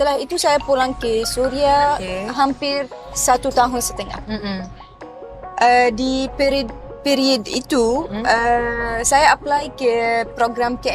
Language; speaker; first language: Indonesian; non-native, fluent; Arabic